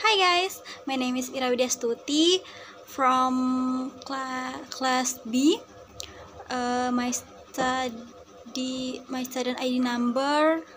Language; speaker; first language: English; non-native, learner; Indonesian